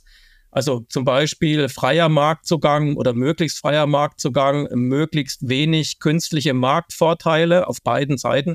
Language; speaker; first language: German; native; German